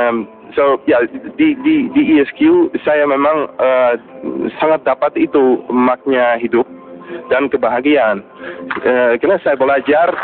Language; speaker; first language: Indonesian; non-native, fluent; Dutch